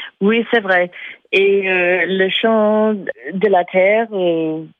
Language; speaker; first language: French; non-native, fluent; English